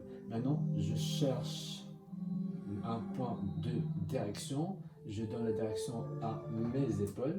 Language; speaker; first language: French; non-native, learner; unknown